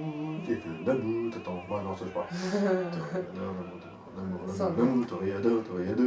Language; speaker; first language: French; native; French